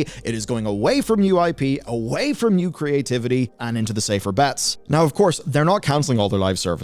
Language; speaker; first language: English; native; English